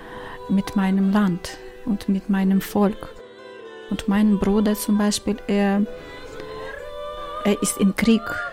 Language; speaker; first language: German; non-native, learner; Ukrainian